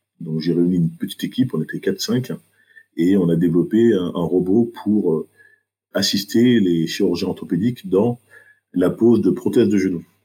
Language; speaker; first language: French; early bilingual, other home language; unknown